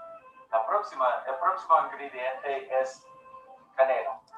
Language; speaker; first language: Spanish; non-native, learner; English